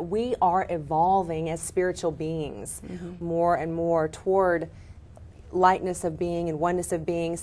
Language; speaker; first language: English; native; English